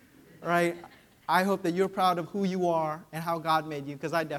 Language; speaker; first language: English; early bilingual, other home language; Vietnamese